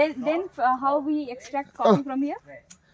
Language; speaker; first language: English; non-native, local second language; Hindi